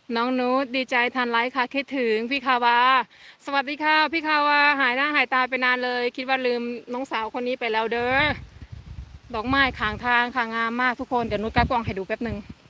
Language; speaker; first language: Thai; native; Thai